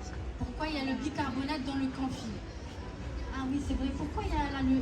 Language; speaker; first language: French; non-native, local second language; Arabic